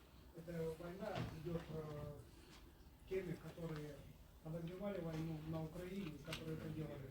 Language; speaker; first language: Russian; native; Russian